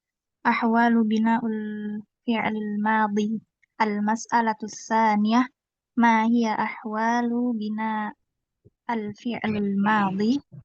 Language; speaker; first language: Arabic; non-native, learner; Indonesian